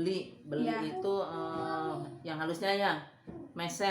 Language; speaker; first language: Indonesian; non-native, local second language; Sundanese